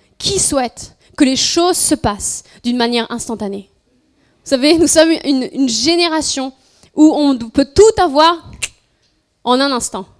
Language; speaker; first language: French; non-native, fluent; Spanish